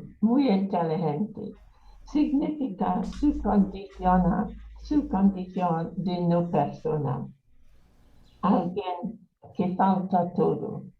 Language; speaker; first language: Spanish; non-native, learner; English